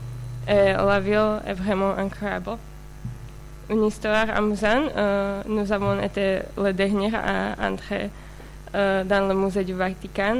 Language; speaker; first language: French; non-native, fluent; Slovak